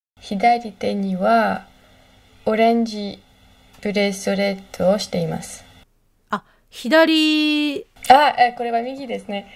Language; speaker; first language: Japanese; non-native, learner; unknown